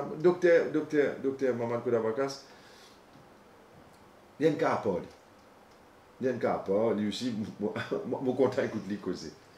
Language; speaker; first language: French; non-native, local second language; Morisyen